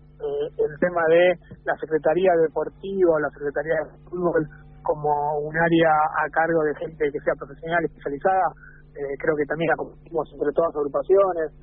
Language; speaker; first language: Spanish; native; Spanish